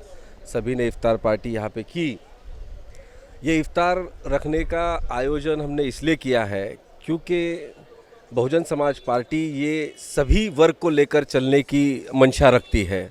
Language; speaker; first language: Hindi; non-native, local second language; Marathi